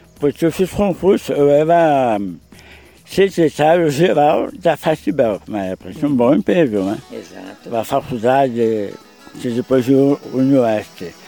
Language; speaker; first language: Portuguese; native; Portuguese